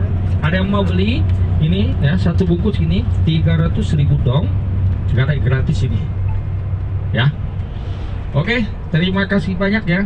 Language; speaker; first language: Indonesian; non-native, learner; Vietnamese